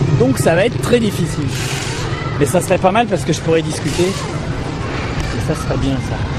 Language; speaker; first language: French; native; French